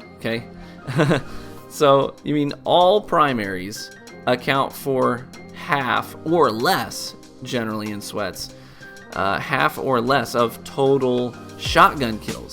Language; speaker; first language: English; native; English